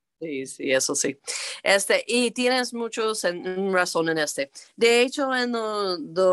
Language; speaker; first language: Spanish; non-native, fluent; English